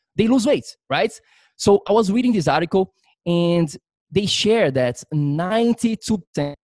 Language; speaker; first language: English; non-native, fluent; Portuguese